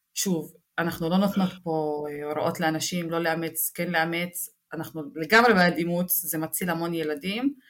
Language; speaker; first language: Hebrew; non-native, local second language; Arabic